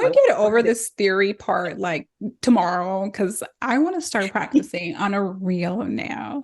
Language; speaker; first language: English; native; English